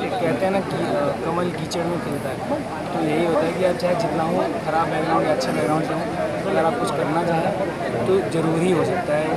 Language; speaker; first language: Hindi; native; Hindi